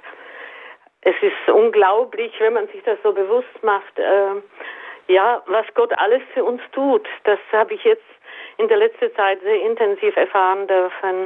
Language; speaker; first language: German; native; German